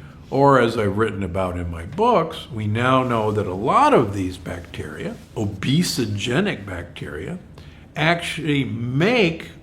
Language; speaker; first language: English; native; English